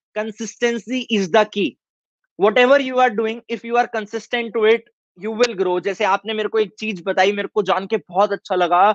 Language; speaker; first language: Hindi; native; Hindi